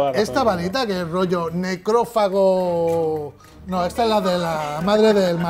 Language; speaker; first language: Spanish; native; Spanish